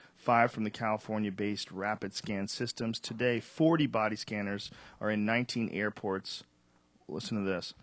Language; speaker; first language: English; early bilingual, other home language; Italian